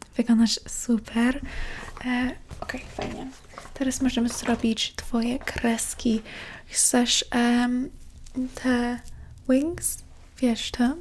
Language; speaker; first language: Polish; early bilingual, heritage; Polish